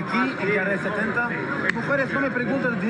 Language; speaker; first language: Spanish; non-native, learner; Portuguese